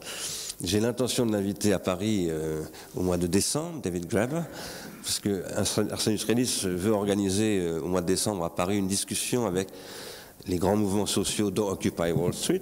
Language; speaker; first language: French; native; French